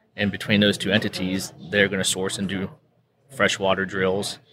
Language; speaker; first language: English; native; English